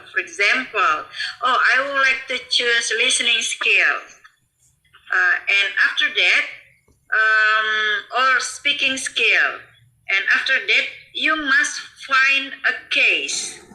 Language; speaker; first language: English; non-native, fluent; Indonesian